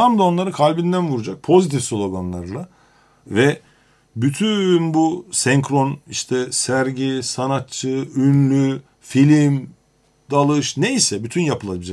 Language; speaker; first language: Turkish; native; Turkish